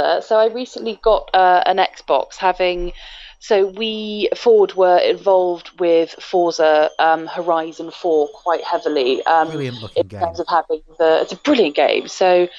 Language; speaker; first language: English; native; English